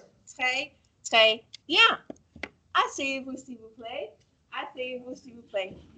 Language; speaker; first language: French; non-native, fluent; English